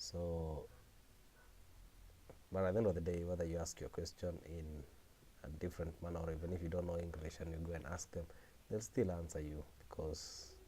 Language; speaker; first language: English; non-native, local second language; Swahili